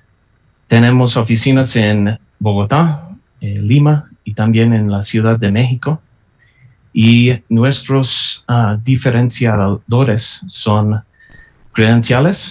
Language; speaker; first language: Spanish; non-native, fluent; English